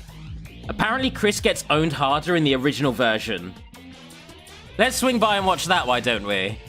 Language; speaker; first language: English; native; English